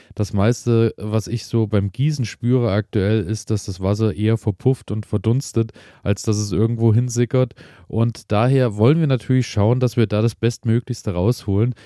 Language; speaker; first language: German; native; German